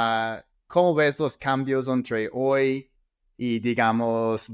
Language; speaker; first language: Spanish; non-native, fluent; English